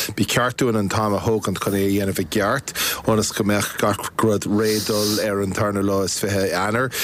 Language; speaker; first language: Irish; non-native, local second language; English